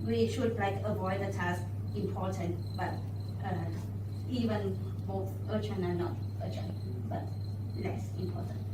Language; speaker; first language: English; non-native, learner; Vietnamese